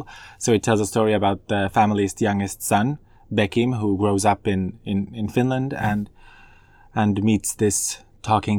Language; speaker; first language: English; non-native, fluent; Finnish